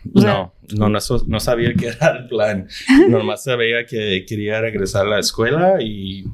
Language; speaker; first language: Spanish; early bilingual, heritage; Spanish